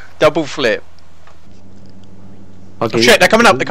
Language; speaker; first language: English; native; English